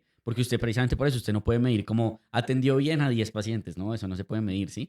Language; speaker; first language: Spanish; native; Spanish